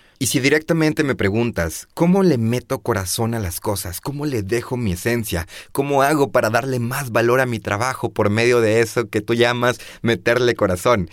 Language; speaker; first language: Spanish; native; Spanish